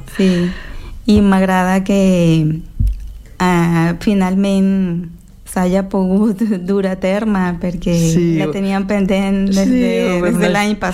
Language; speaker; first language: Catalan; non-native, local second language; Spanish